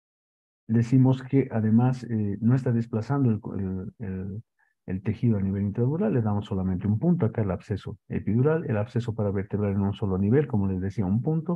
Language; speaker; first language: Spanish; native; Spanish